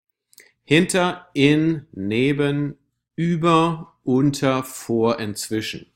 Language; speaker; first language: German; non-native, fluent; English